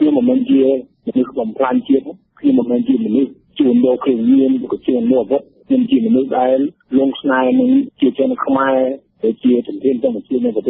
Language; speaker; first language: Khmer; non-native, fluent; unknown